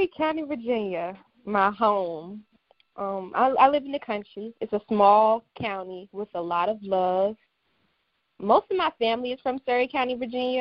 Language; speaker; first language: English; native; English